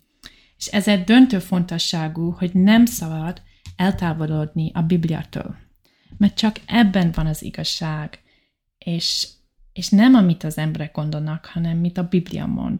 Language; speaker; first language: Hungarian; non-native, learner; English